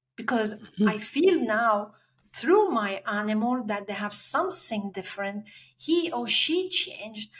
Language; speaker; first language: English; non-native, fluent; French